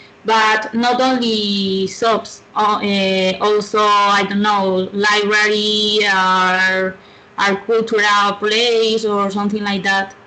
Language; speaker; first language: English; non-native, learner; Spanish